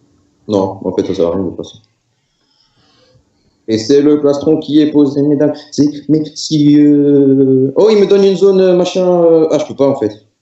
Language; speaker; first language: French; native; French